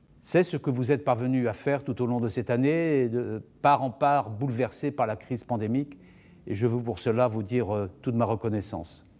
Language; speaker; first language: French; native; French